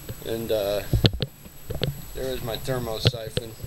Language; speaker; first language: English; native; English